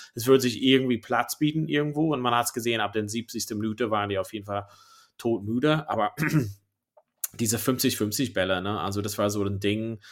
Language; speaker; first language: German; non-native, fluent; English